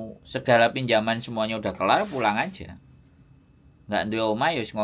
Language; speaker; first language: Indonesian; non-native, local second language; Javanese